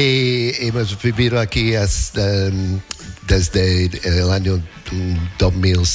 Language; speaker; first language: Spanish; non-native, learner; English